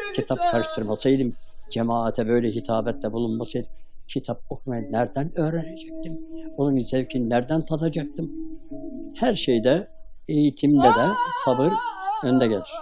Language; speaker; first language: Turkish; native; Turkish